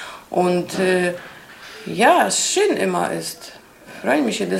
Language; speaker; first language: German; non-native, learner; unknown